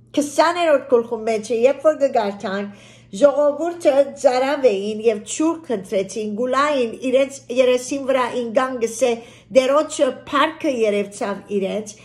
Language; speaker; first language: Armenian; early bilingual, heritage; Armenian